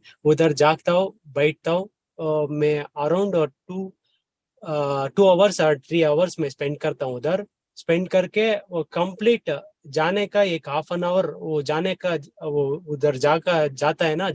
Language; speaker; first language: Hindi; non-native, learner; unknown